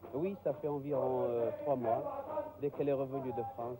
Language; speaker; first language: French; non-native, local second language; Arabic